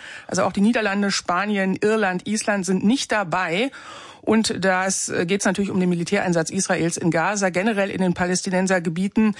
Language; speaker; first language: German; native; German